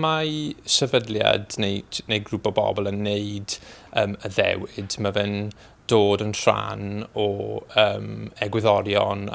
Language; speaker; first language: Welsh; non-native, local second language; English